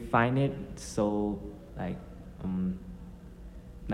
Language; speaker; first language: English; non-native, fluent; Burmese